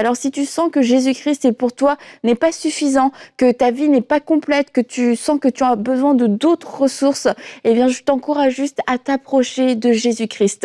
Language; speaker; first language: French; native; French